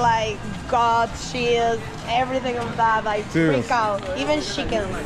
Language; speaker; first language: English; non-native, learner; Spanish